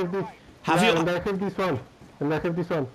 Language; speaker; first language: English; non-native, learner; Romanian